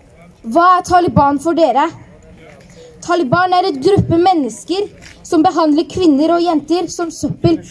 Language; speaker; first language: Norwegian; early bilingual, other home language; Persian